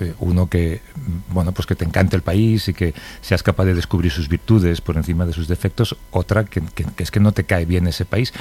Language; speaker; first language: Spanish; native; Spanish